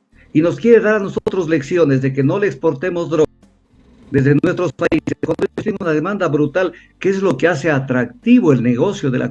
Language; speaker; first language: Spanish; native; Spanish